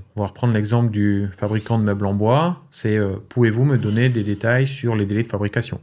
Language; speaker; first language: French; native; French